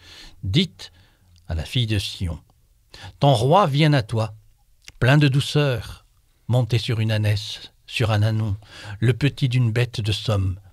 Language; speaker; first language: French; native; French